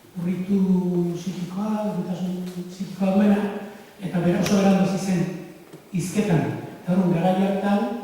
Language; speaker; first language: Basque; native; Basque